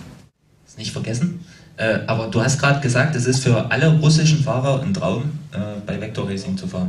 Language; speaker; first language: German; native; German